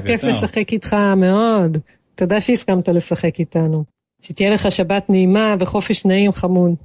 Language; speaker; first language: Hebrew; native; Hebrew